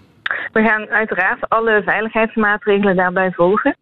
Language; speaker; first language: Dutch; native; Dutch